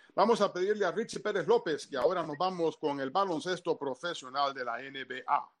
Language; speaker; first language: Spanish; early bilingual, heritage; Spanish